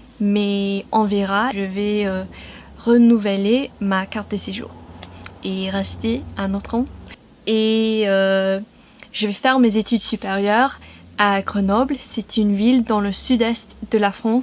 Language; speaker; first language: French; non-native, fluent; English